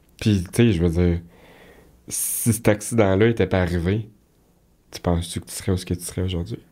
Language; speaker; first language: French; native; French